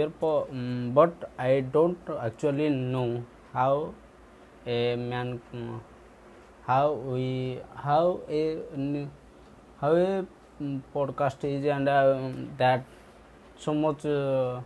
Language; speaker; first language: English; non-native, local second language; Odia